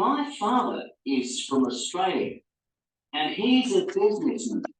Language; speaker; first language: English; non-native, learner; Spanish